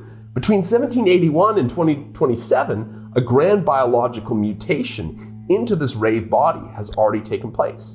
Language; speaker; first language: English; native; English